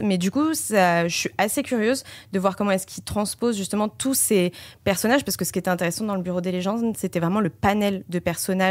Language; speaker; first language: French; native; French